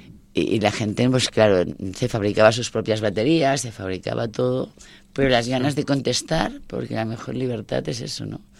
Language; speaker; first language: Spanish; native; Spanish